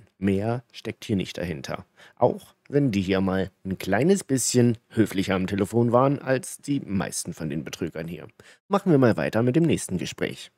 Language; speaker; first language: German; native; German